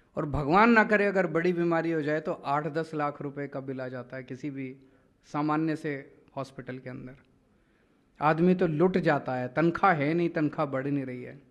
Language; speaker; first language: Hindi; native; Hindi